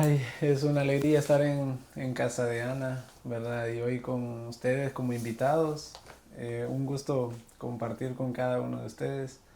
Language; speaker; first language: Spanish; native; Spanish